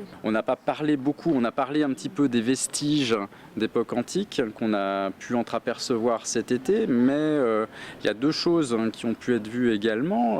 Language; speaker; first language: French; native; French